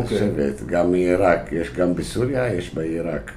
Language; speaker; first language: Hebrew; non-native, local second language; Arabic